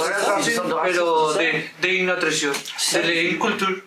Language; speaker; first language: French; non-native, learner; Spanish